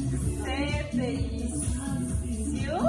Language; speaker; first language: French; non-native, learner; Spanish